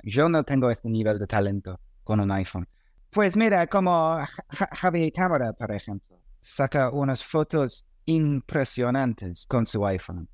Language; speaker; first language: Spanish; non-native, fluent; English